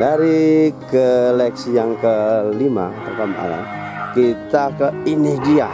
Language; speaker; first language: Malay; non-native, local second language; Javanese